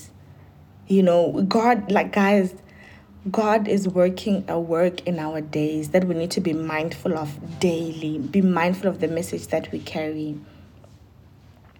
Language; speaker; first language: English; non-native, local second language; Tsonga